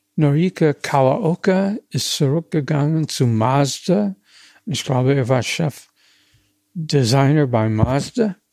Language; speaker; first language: German; non-native, fluent; English